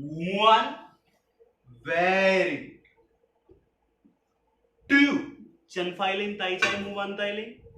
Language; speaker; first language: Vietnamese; non-native, learner; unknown